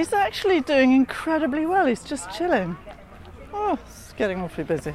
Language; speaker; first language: English; native; English